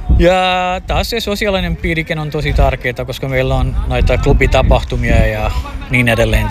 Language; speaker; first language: Finnish; non-native, fluent; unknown